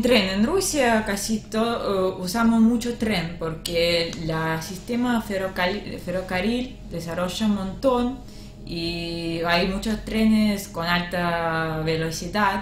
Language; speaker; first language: Spanish; non-native, learner; Russian